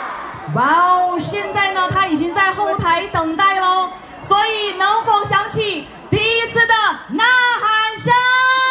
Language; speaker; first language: Chinese; native; Chinese